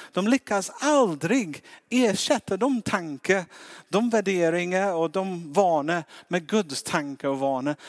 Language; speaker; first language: Swedish; non-native, fluent; English